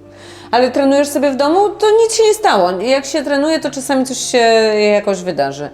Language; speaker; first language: Polish; native; Polish